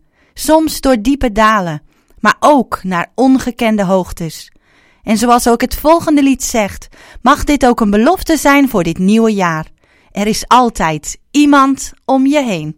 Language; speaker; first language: Dutch; native; Dutch